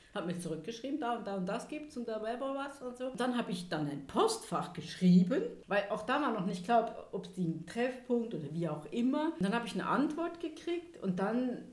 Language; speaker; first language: German; native; German